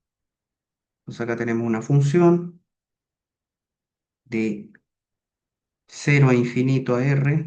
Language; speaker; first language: Spanish; native; Spanish